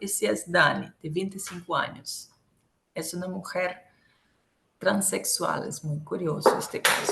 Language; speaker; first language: Spanish; non-native, local second language; Portuguese